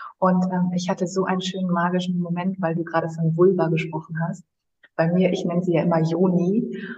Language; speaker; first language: German; early bilingual, other home language; Vietnamese